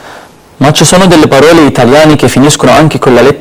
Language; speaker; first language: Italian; non-native, fluent; Arabic